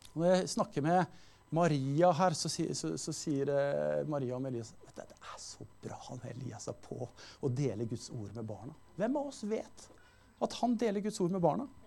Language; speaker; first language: Norwegian; native; Norwegian